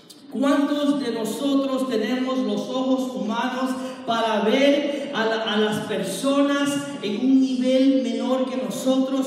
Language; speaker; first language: Spanish; early bilingual, heritage; Spanish